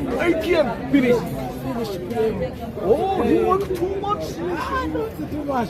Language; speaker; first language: English; non-native, learner; Korean